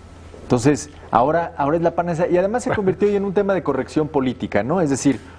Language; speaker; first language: Spanish; native; Spanish